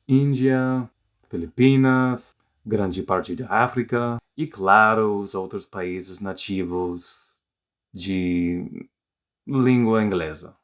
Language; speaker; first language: Portuguese; non-native, learner; English